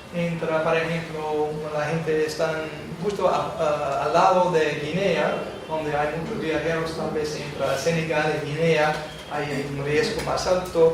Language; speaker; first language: Spanish; non-native, fluent; English